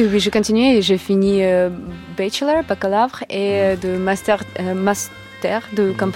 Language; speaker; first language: French; non-native, learner; Russian